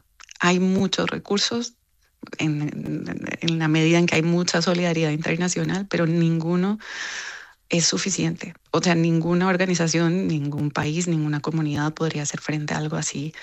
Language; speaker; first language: Spanish; native; Spanish